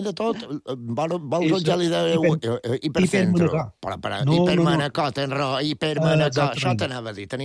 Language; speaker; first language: Catalan; native; Catalan